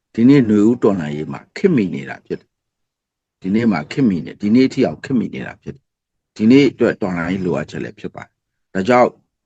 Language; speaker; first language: Burmese; non-native, local second language; S'gaw Karen